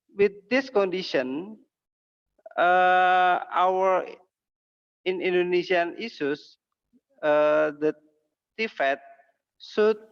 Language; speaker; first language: English; non-native, learner; Indonesian